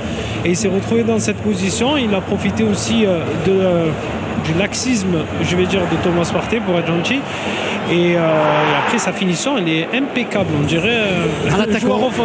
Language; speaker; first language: French; native; French